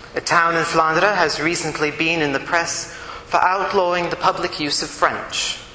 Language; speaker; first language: English; native; English